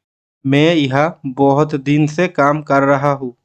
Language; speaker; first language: Hindi; non-native, learner; Bangla